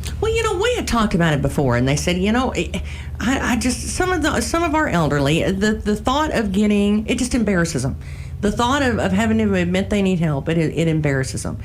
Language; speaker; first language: English; native; English